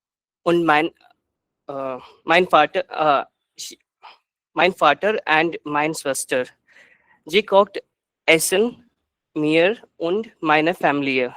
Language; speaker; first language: German; non-native, learner; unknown